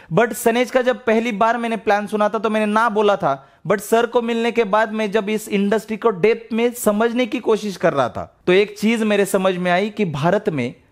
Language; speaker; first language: Hindi; non-native, local second language; Marathi